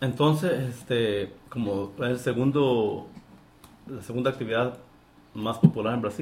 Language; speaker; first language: Portuguese; non-native, learner; Spanish